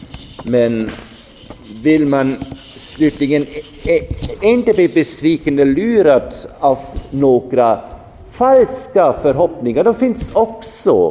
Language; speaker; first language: Swedish; non-native, fluent; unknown